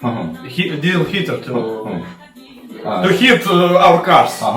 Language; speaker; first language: English; non-native, learner; Russian